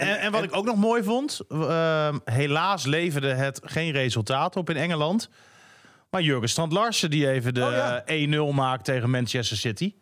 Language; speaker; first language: Dutch; native; Dutch